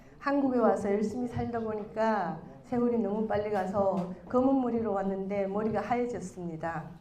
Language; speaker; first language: Korean; non-native, fluent; Chinese